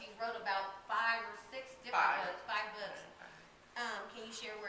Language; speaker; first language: English; native; English